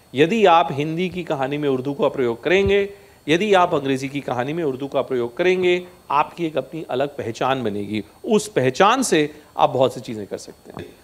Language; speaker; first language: Hindi; native; Hindi